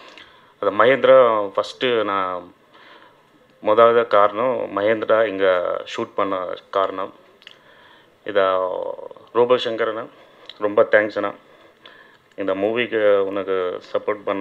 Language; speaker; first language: Tamil; non-native, learner; Telugu